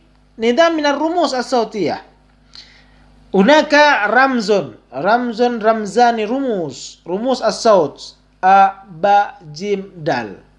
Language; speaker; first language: Arabic; non-native, fluent; Indonesian